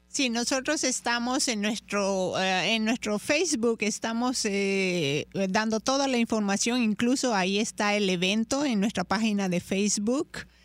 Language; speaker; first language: Spanish; native; Spanish